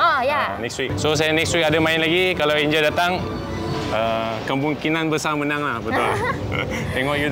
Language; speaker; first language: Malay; non-native, local second language; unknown